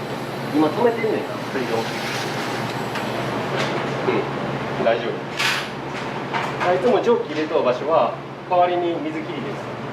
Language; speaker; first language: Japanese; native; Japanese